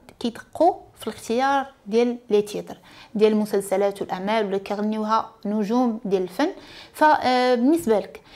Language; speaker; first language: Arabic; native; Arabic